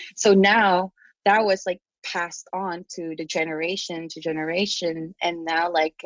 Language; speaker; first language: English; non-native, local second language; Filipino